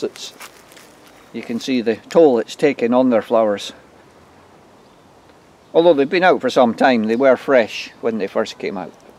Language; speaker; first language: English; native; English